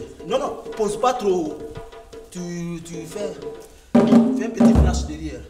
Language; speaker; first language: French; non-native, fluent; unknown